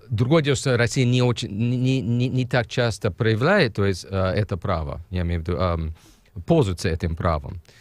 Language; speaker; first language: Russian; non-native, fluent; English